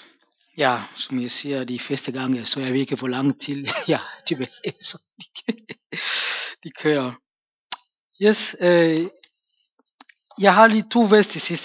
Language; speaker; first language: Danish; non-native, fluent; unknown